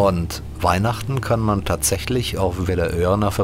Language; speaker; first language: German; native; German